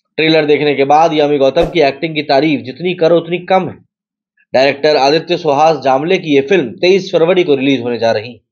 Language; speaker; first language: Hindi; native; Hindi